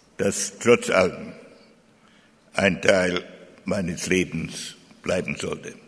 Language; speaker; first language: German; native; German